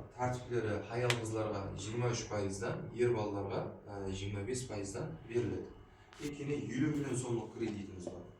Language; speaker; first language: Uzbek; non-native, local second language; Kara-Kalpak